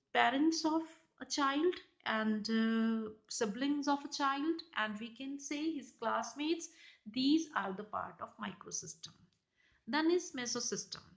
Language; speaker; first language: English; non-native, local second language; Punjabi